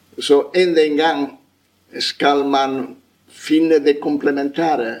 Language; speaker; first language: Norwegian; non-native, fluent; Italian